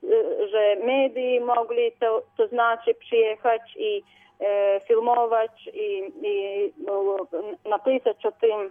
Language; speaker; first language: Polish; non-native, learner; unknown